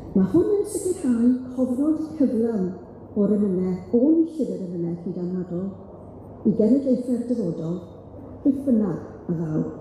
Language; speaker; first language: Welsh; native; Welsh